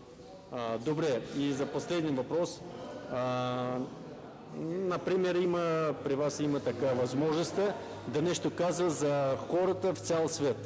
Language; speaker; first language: Bulgarian; non-native, learner; Russian